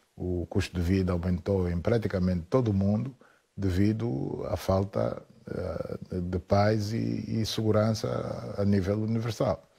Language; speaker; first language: Portuguese; native; Portuguese